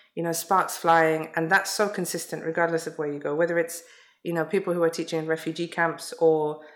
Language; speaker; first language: English; native; English